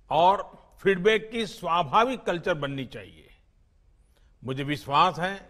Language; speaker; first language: Hindi; non-native, local second language; Gujarati